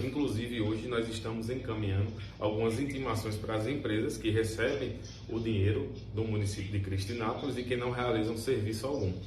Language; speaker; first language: Portuguese; native; Portuguese